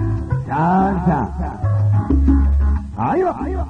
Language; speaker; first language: Spanish; native; Spanish